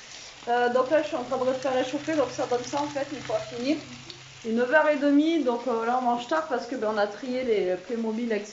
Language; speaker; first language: French; native; French